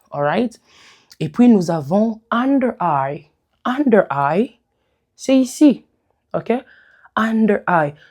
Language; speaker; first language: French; non-native, local second language; Lingala